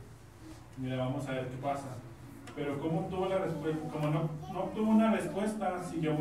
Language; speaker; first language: Spanish; native; Spanish